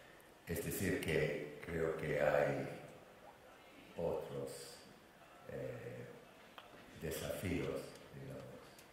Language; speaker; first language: Spanish; non-native, fluent; English